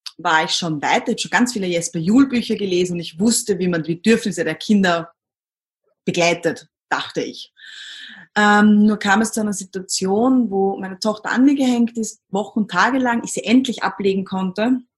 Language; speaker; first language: German; native; German